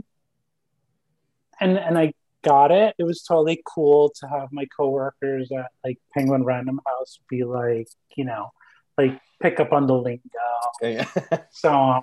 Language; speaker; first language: English; early bilingual, other home language; Spanish